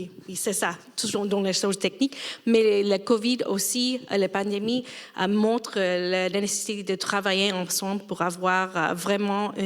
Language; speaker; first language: French; non-native, fluent; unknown